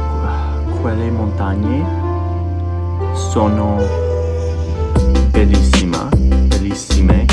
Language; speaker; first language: Italian; non-native, learner; English